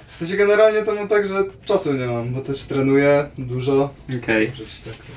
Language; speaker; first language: Polish; native; Polish